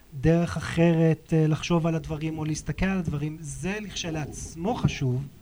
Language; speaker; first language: Hebrew; native; Hebrew